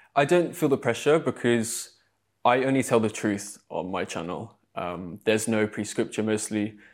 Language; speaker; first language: English; native; English